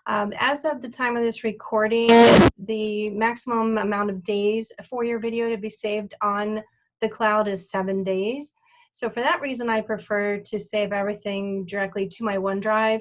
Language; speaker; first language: English; native; English